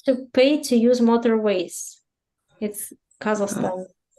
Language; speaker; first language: English; non-native, fluent; Russian